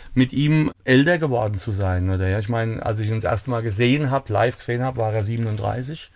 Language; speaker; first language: German; native; German